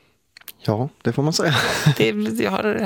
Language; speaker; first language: Swedish; native; Swedish